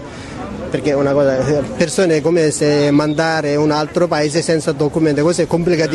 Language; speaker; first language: Italian; non-native, fluent; Tibetan